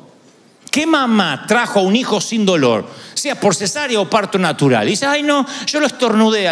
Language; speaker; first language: Spanish; native; Spanish